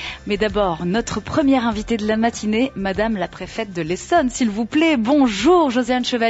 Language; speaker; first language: French; native; French